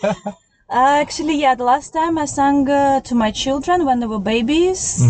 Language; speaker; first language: English; non-native, fluent; Russian